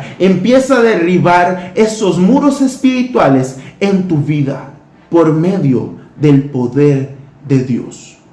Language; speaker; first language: Spanish; native; Spanish